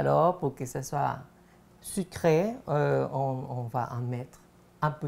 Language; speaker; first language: French; non-native, fluent; Spanish